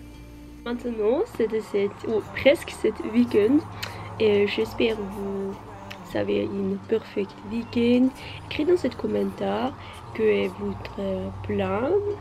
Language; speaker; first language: French; non-native, learner; Norwegian